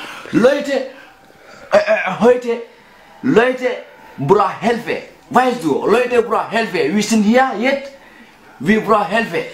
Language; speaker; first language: German; non-native, learner; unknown